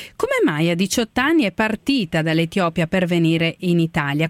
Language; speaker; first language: Italian; native; Italian